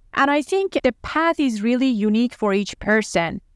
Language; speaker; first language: English; non-native, fluent; Persian